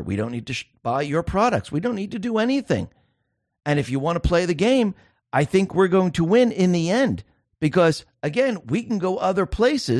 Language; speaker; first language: English; native; English